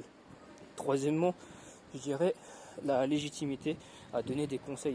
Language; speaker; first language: French; native; French